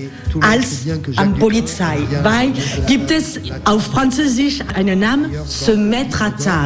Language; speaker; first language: German; non-native, learner; French